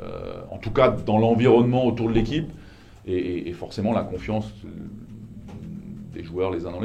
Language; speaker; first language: French; native; French